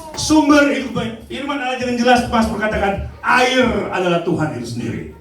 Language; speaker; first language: Indonesian; native; Indonesian